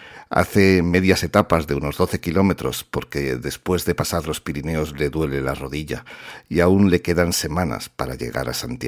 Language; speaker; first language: Spanish; native; Spanish